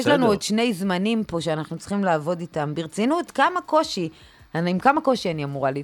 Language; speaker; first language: Hebrew; native; Hebrew